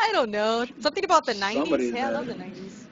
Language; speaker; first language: English; native; English